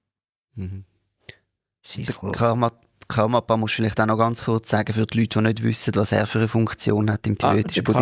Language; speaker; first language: German; native; German